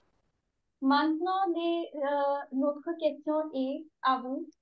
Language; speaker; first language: French; non-native, learner; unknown